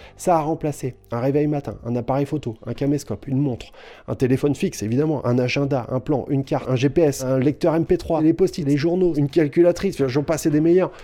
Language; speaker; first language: French; native; French